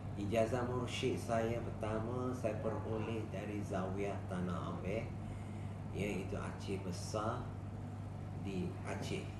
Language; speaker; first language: Malay; non-native, local second language; Chinese